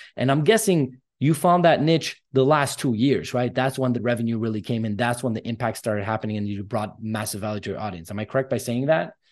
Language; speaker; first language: English; early bilingual, other home language; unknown